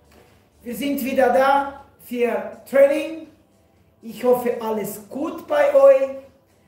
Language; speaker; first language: German; non-native, learner; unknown